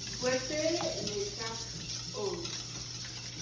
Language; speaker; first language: French; non-native, learner; English